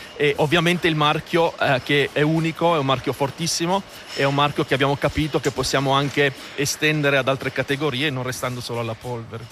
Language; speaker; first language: Italian; native; Italian